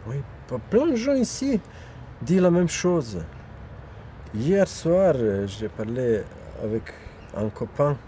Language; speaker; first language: French; non-native, fluent; Bosnian